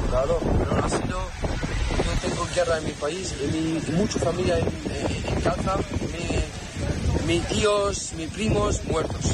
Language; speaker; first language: Spanish; non-native, learner; Arabic